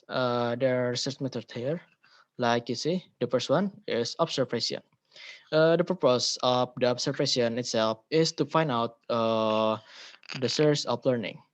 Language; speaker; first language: English; non-native, learner; Indonesian